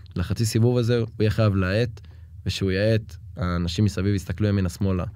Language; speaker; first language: Hebrew; native; Hebrew